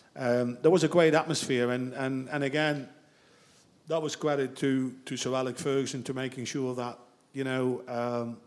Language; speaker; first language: English; non-native, fluent; Dutch